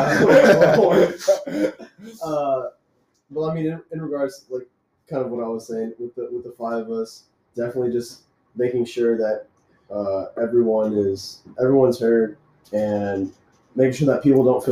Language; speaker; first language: English; native; English